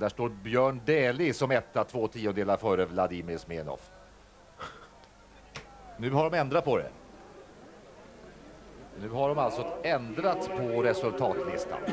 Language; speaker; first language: Swedish; native; Swedish